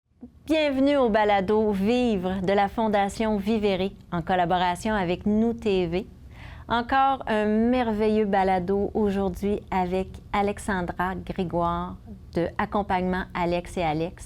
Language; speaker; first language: French; native; French